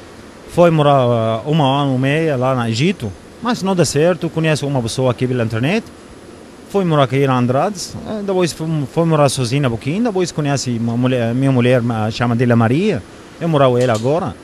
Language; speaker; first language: Portuguese; non-native, learner; Arabic